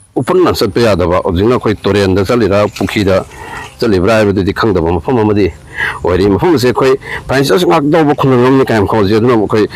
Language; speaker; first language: Manipuri; native; Manipuri